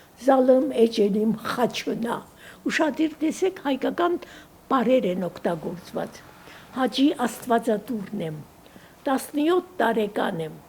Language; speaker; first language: Armenian; native; Armenian